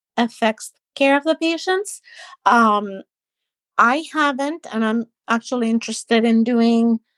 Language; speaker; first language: English; non-native, fluent; Spanish